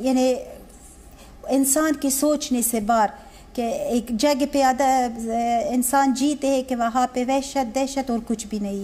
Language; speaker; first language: Hindi; non-native, learner; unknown